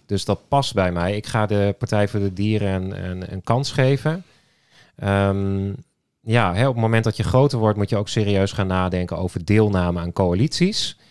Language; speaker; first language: Dutch; native; Dutch